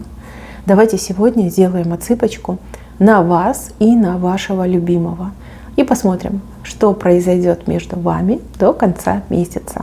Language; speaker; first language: Russian; native; Russian